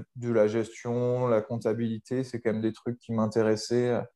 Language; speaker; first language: French; native; French